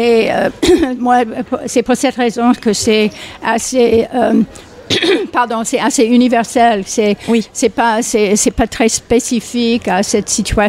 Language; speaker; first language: French; non-native, fluent; English